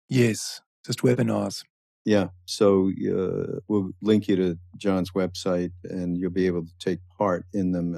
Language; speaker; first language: English; native; English